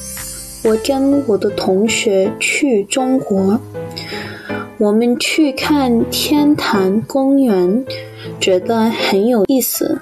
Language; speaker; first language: Chinese; non-native, learner; English